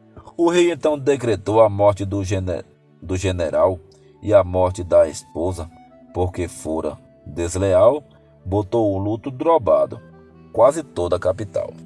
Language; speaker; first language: Portuguese; native; Portuguese